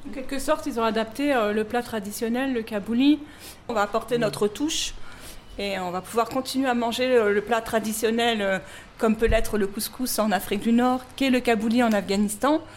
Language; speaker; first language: French; native; French